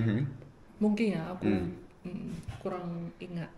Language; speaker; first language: Indonesian; non-native, fluent; Chinese